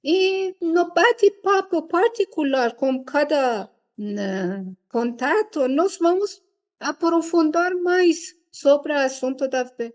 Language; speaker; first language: Portuguese; non-native, fluent; Persian